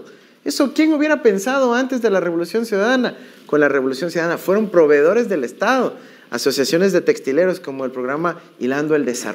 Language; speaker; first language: Spanish; native; Spanish